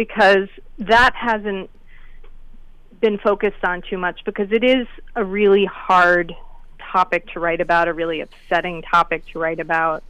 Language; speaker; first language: English; native; English